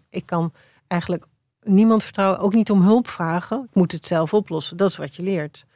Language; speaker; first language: Dutch; native; Dutch